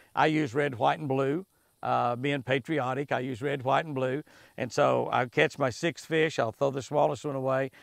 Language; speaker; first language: English; native; English